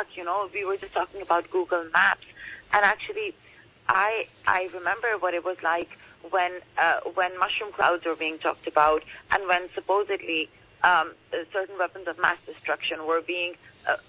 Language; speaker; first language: English; non-native, local second language; Urdu